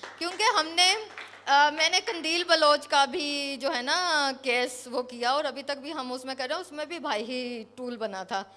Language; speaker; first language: Urdu; non-native, local second language; Saraiki